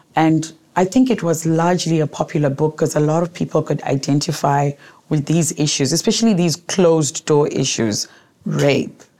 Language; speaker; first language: English; non-native, local second language; Shona